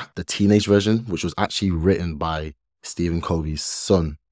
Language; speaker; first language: English; early bilingual, other home language; Yoruba